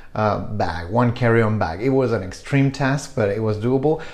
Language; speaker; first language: English; non-native, fluent; Spanish